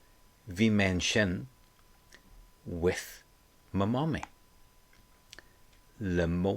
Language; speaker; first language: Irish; non-native, local second language; English